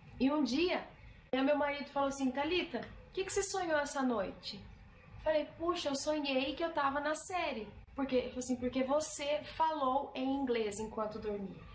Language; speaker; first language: Portuguese; native; Portuguese